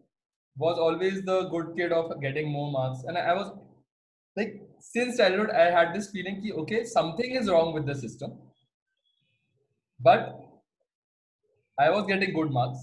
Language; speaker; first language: English; non-native, local second language; Hindi